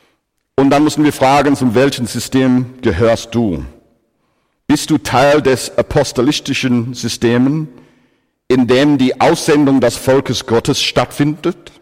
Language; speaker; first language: German; non-native, fluent; English